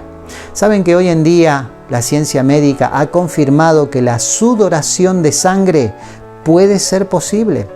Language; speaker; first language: Spanish; native; Spanish